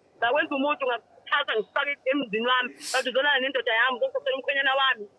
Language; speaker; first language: Zulu; native; Zulu